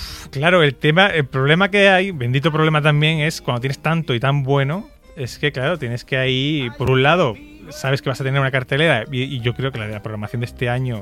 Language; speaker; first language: Spanish; native; Spanish